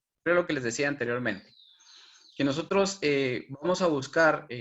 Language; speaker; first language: Spanish; native; Spanish